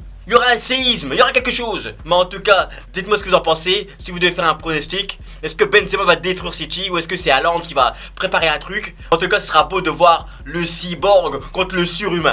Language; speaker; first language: French; native; French